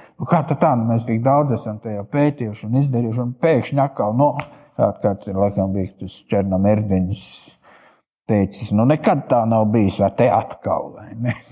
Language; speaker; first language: Latvian; native; Latvian